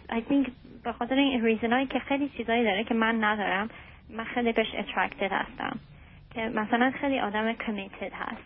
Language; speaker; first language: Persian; early bilingual, heritage; Persian